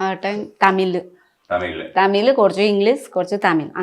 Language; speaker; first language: Malayalam; non-native, learner; Nepali